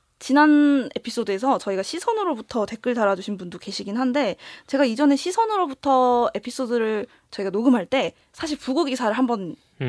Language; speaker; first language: Korean; native; Korean